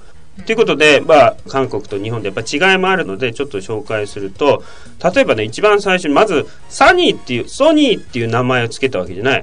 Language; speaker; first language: Japanese; native; Japanese